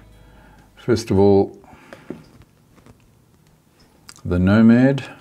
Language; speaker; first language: English; native; English